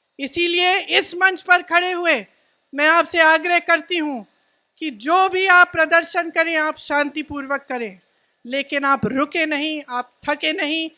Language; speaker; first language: Hindi; native; Hindi